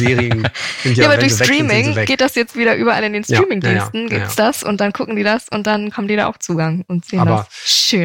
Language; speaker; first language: German; native; German